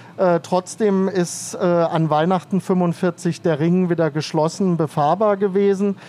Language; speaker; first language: German; native; German